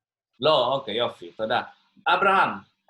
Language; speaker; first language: Hebrew; non-native, fluent; Indonesian